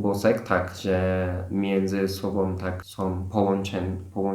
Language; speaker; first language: Polish; non-native, fluent; Turkish